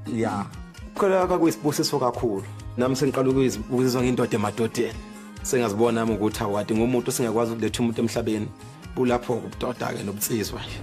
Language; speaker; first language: Zulu; native; Zulu